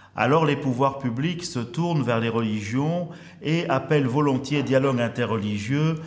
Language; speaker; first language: French; native; French